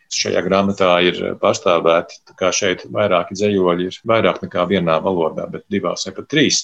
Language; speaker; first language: Latvian; native; Latvian